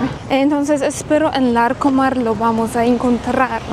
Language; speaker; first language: Spanish; non-native, fluent; Polish